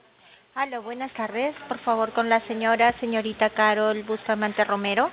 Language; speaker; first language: Spanish; native; Spanish